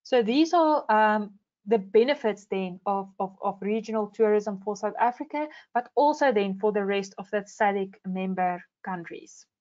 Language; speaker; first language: English; non-native, local second language; Afrikaans